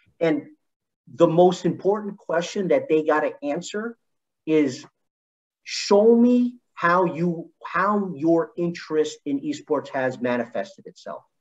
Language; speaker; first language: English; native; English